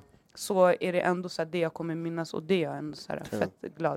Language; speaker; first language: Swedish; native; Swedish